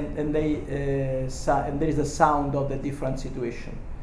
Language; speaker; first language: English; non-native, learner; Italian